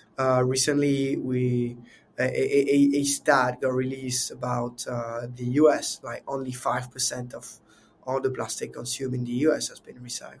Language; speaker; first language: English; non-native, fluent; French